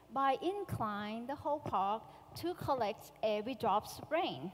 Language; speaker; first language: English; non-native, fluent; Thai